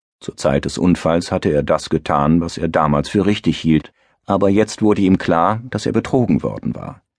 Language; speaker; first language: German; native; German